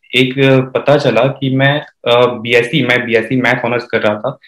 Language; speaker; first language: Hindi; native; Hindi